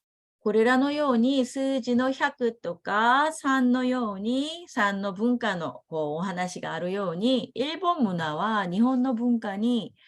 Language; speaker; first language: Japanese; non-native, fluent; Korean